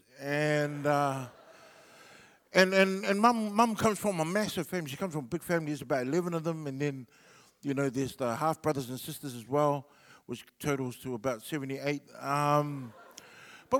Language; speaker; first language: English; non-native, local second language; Samoan